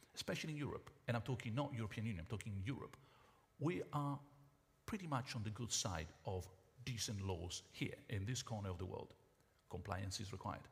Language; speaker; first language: English; non-native, fluent; Italian